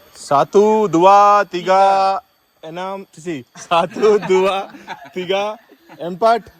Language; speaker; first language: Indonesian; non-native, learner; Telugu